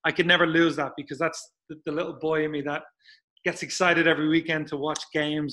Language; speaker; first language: English; native; English